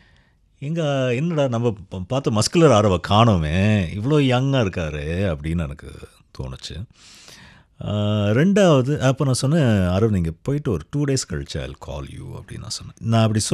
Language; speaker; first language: Tamil; native; Tamil